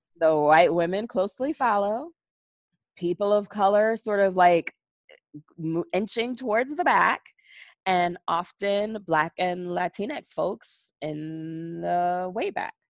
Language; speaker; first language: English; native; English